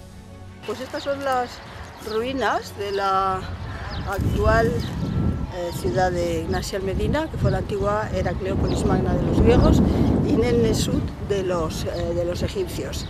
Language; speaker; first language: Spanish; native; Spanish